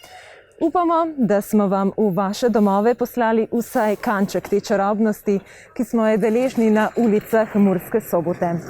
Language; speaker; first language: Slovenian; native; Slovenian